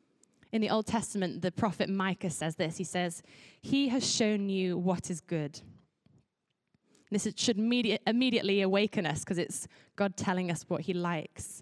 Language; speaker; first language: English; native; English